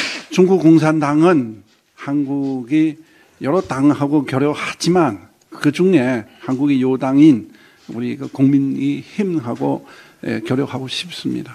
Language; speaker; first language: Korean; non-native, fluent; Chinese